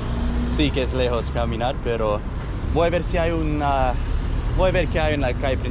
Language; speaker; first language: Spanish; non-native, learner; English